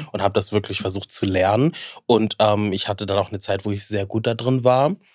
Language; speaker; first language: German; native; German